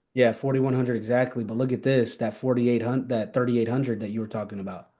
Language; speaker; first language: English; native; English